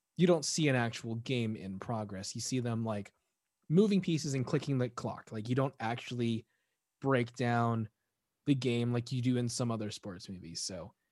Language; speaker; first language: English; early bilingual, other home language; Filipino